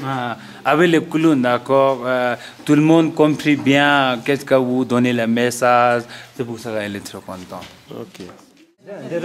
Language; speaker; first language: French; non-native, learner; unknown